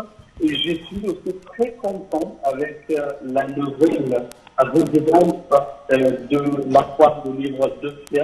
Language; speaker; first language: French; non-native, fluent; Arabic